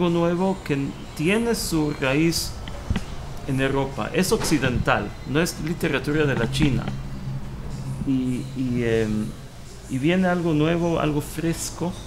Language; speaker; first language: Spanish; early bilingual, heritage; Hebrew